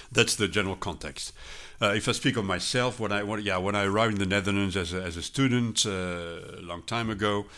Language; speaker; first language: English; non-native, fluent; French